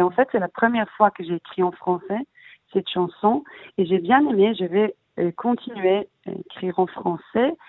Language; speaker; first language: French; early bilingual, heritage; Hebrew